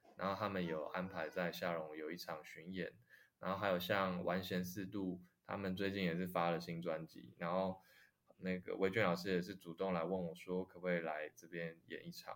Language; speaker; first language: Chinese; native; Chinese